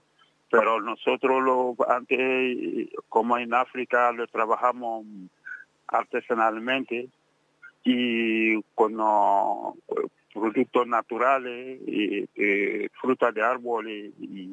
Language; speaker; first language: Spanish; non-native, fluent; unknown